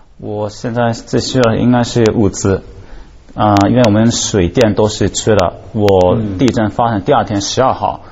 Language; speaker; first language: Chinese; non-native, fluent; Japanese